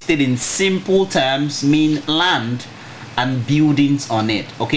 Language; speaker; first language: English; non-native, local second language; Igbo